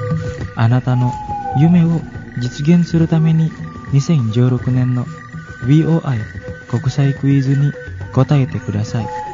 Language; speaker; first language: Japanese; non-native, fluent; Indonesian